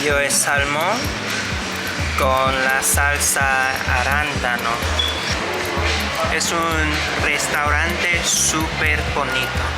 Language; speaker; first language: Spanish; non-native, learner; Chinese